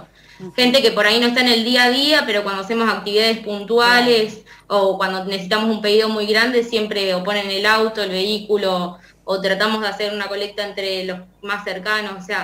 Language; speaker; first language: Spanish; native; Spanish